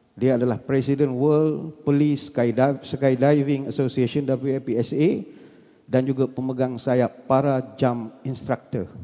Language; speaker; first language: Malay; native; Malay